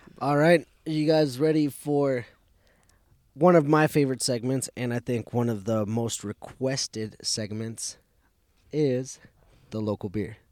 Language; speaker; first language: English; early bilingual, other home language; Spanish